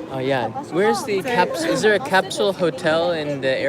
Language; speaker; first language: English; native; English